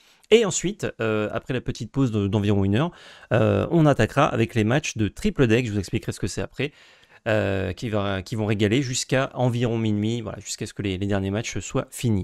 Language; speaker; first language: French; native; French